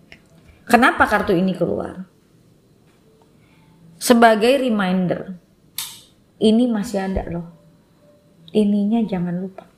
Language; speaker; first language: Indonesian; native; Indonesian